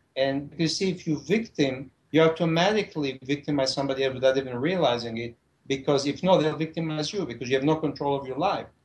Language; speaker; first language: English; non-native, fluent; Hebrew